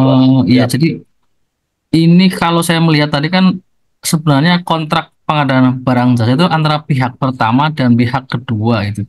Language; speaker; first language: Indonesian; native; Indonesian